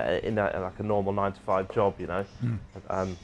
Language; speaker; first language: English; native; English